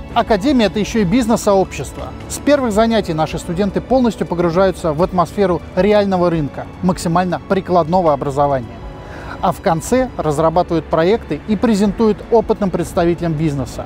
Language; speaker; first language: Russian; native; Russian